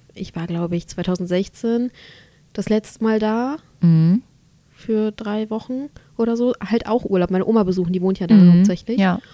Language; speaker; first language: German; non-native, local second language; Macedonian